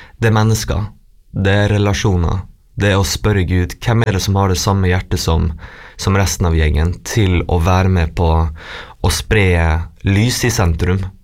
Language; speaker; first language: Norwegian; native; Norwegian